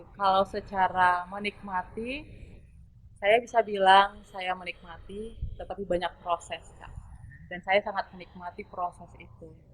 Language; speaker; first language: Indonesian; native; Indonesian